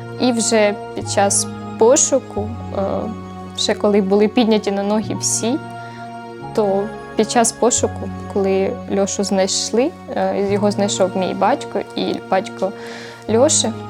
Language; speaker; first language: Ukrainian; native; Ukrainian